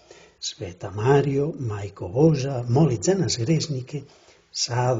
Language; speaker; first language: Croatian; non-native, fluent; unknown